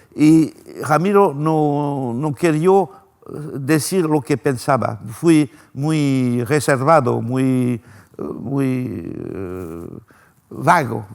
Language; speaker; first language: Spanish; non-native, fluent; French